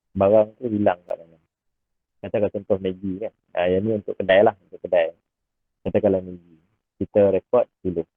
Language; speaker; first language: Malay; native; Malay